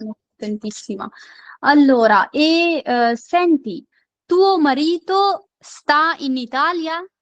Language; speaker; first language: Italian; non-native, fluent; Urdu